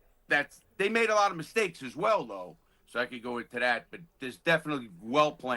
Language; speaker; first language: English; native; English